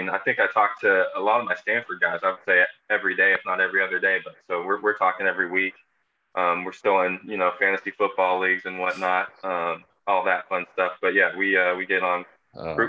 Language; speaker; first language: English; native; English